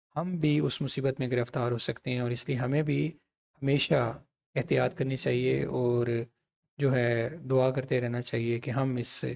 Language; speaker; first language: Urdu; non-native, local second language; Punjabi